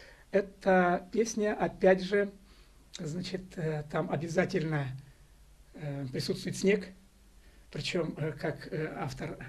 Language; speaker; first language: Russian; native; Russian